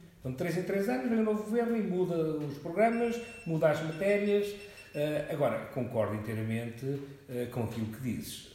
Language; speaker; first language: Portuguese; native; Portuguese